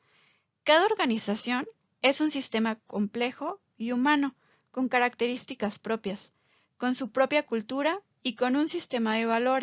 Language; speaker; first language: Spanish; native; Spanish